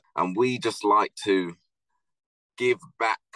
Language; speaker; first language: English; native; English